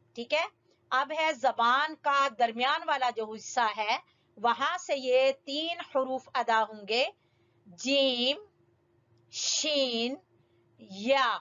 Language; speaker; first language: Urdu; native; Urdu